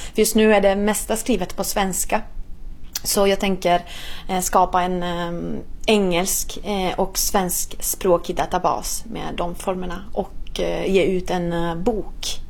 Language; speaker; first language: Swedish; non-native, fluent; Italian